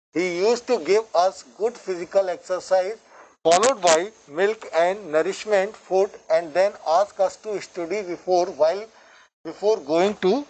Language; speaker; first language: Hindi; native; Hindi